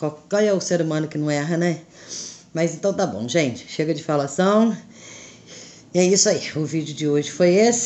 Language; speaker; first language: Portuguese; native; Portuguese